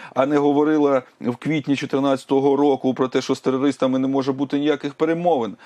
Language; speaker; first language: Ukrainian; native; Ukrainian